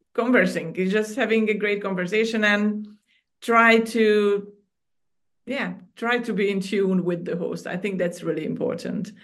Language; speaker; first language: English; non-native, fluent; Hungarian